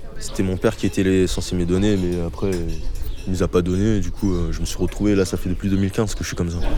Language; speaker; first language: French; early bilingual, other home language; Kabuverdianu